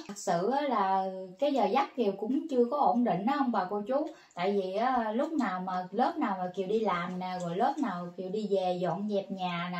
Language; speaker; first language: Vietnamese; native; Vietnamese